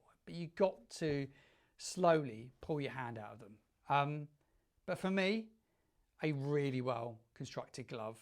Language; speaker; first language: English; native; English